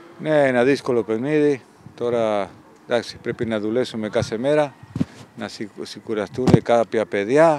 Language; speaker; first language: Greek; non-native, fluent; Spanish